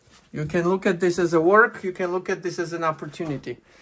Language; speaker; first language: English; non-native, fluent; Georgian